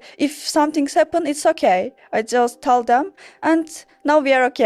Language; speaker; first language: English; non-native, learner; Turkish